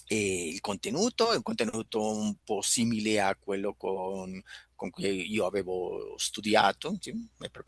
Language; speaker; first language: Italian; non-native, fluent; Spanish